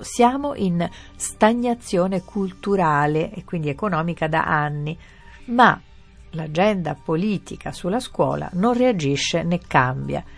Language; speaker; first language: Italian; native; Italian